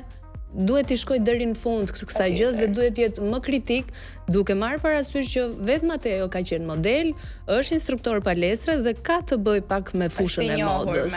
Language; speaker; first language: Albanian; native; Albanian